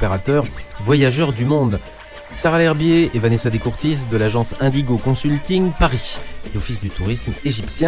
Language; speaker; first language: French; native; French